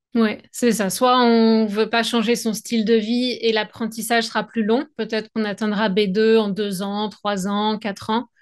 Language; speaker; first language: French; native; French